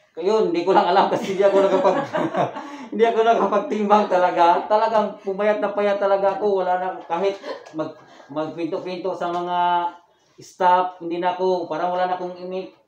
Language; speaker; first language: Filipino; non-native, local second language; Cebuano